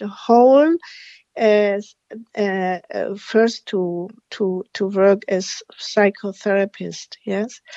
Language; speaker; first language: English; non-native, fluent; Spanish